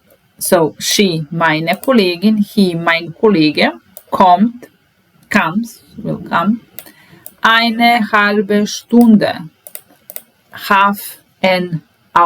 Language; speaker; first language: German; non-native, fluent; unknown